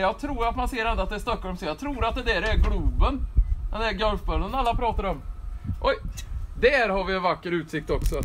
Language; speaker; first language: Swedish; native; Swedish